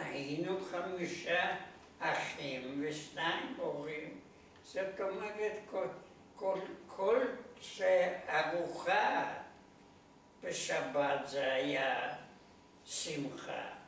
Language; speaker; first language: Hebrew; non-native, learner; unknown